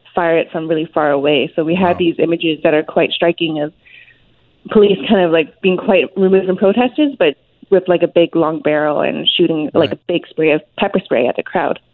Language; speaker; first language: English; non-native, local second language; Cantonese